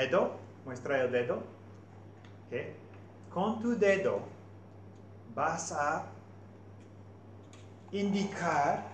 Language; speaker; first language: Spanish; non-native, fluent; English